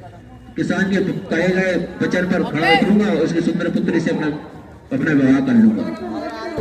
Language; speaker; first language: Hindi; native; Hindi